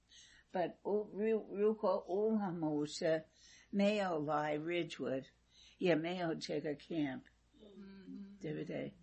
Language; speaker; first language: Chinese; non-native, fluent; English